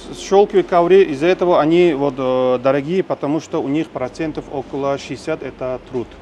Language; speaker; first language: Russian; non-native, local second language; Tajik